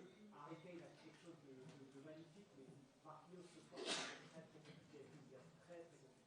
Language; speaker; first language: French; native; French